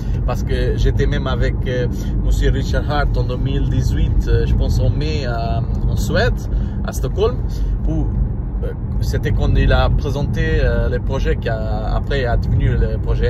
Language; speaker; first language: French; non-native, learner; Portuguese